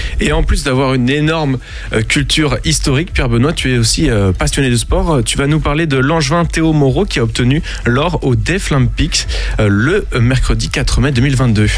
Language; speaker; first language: French; native; French